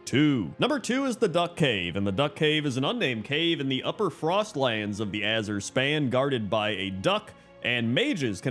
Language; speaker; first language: English; native; English